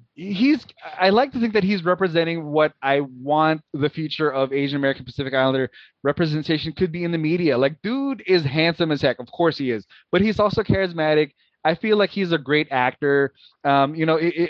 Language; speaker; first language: English; non-native, local second language; Filipino